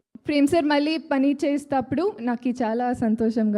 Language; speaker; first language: Telugu; non-native, learner; Kannada